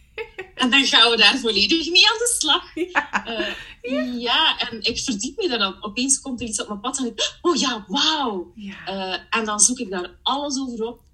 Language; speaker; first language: Dutch; early bilingual, other home language; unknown